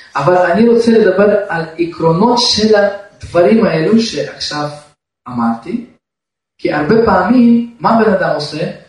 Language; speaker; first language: Hebrew; non-native, fluent; Russian